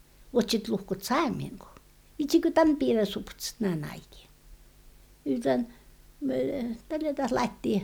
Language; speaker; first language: Swedish; non-native, local second language; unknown